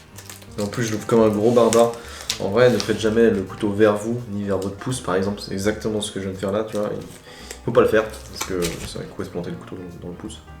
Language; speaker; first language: French; native; French